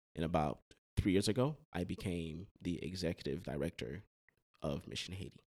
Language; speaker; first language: English; early bilingual, other home language; Haitian Creole